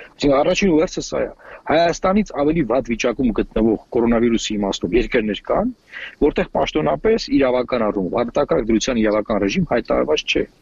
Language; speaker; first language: Armenian; native; Armenian